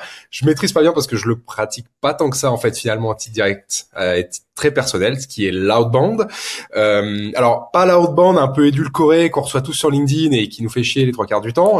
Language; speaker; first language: French; native; French